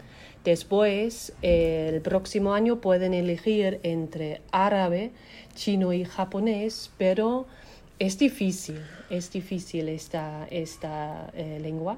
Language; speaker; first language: Spanish; non-native, fluent; German